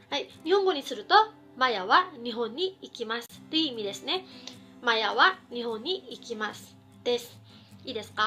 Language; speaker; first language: Japanese; non-native, fluent; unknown